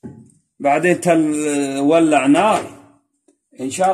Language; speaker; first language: Arabic; non-native, learner; Urdu